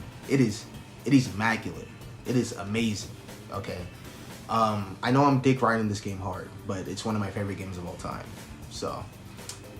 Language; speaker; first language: English; native; English